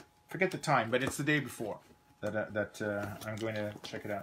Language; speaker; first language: English; native; English